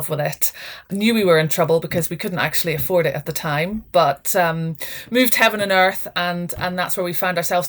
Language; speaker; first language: English; native; English